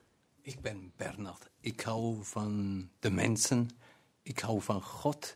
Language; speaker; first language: Dutch; non-native, local second language; German